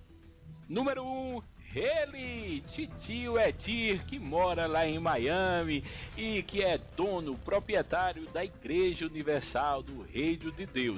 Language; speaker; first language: Portuguese; native; Portuguese